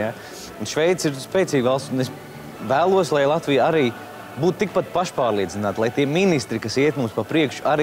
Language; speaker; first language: Latvian; native; Latvian